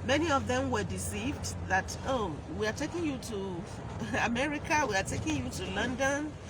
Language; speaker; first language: English; non-native, local second language; Yoruba